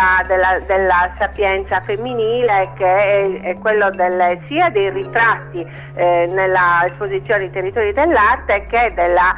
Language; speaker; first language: Italian; native; Italian